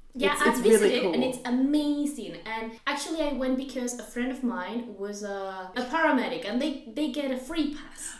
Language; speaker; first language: English; non-native, fluent; Spanish